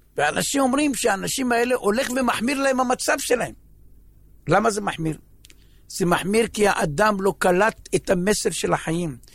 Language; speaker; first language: Hebrew; native; Hebrew